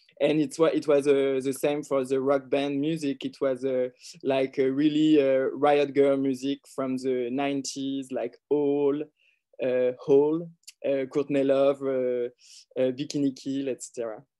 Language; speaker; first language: English; non-native, learner; French